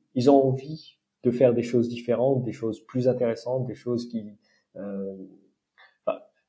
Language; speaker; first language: French; non-native, local second language; Arabic